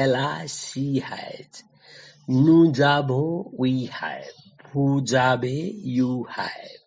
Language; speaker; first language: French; non-native, learner; Nepali